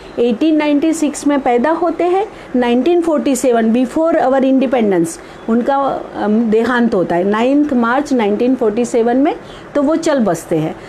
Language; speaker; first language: Hindi; non-native, local second language; Gujarati